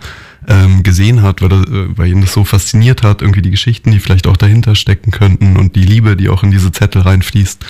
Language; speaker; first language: German; native; German